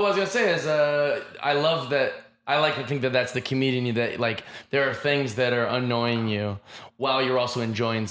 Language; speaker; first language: English; native; English